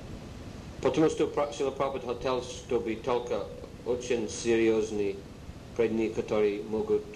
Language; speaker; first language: Russian; non-native, learner; English